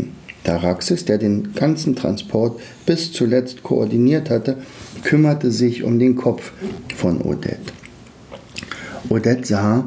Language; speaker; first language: German; native; German